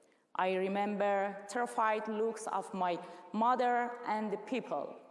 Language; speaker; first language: English; non-native, learner; Persian